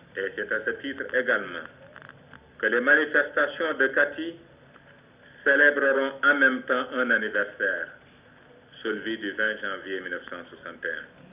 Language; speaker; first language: French; non-native, local second language; Bambara